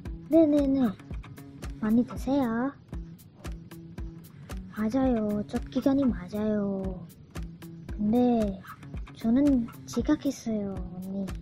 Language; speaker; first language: Korean; non-native, learner; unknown